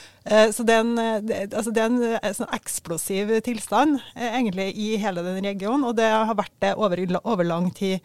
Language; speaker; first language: Norwegian; native; Norwegian